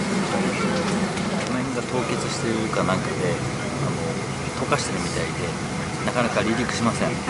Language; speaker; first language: Japanese; native; Japanese